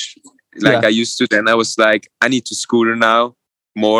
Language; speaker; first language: English; non-native, fluent; Swiss German